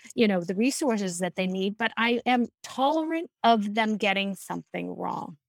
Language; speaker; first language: English; native; English